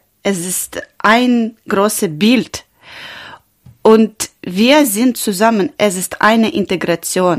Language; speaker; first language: German; non-native, learner; Ukrainian